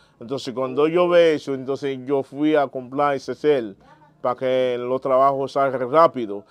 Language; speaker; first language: Spanish; non-native, learner; Haitian Creole